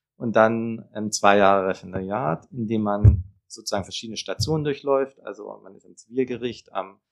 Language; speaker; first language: German; native; German